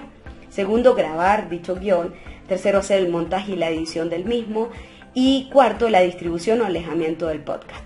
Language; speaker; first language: Spanish; native; Spanish